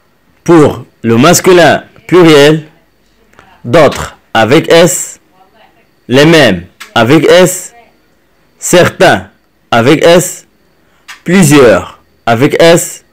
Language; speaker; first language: French; non-native, local second language; Arabic